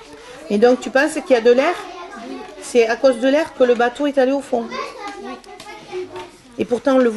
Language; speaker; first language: French; native; French